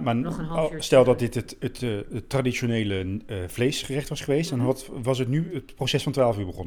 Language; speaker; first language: Dutch; native; Dutch